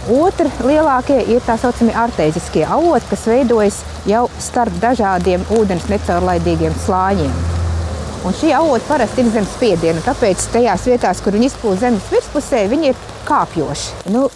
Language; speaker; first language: Latvian; native; Latvian